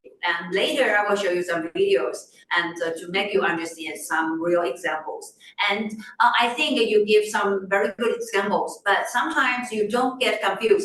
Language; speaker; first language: English; non-native, fluent; Chinese